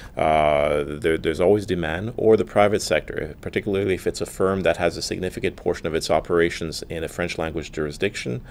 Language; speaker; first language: English; non-native, fluent; French